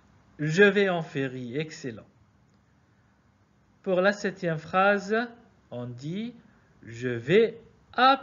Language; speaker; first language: French; non-native, fluent; Arabic